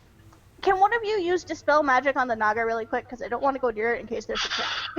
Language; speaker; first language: English; native; English